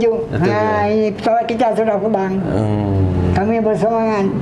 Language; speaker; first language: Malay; non-native, local second language; Achinese